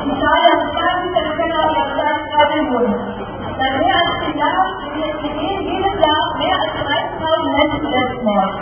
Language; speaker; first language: German; native; German